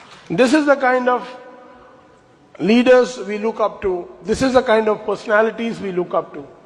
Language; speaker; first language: English; non-native, local second language; Malayalam